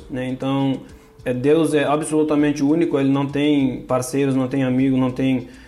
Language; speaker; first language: Portuguese; non-native, fluent; Turkish